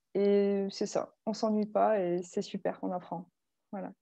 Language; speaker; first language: French; native; French